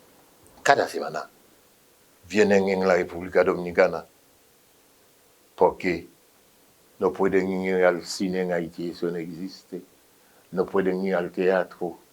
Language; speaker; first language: Spanish; non-native, fluent; French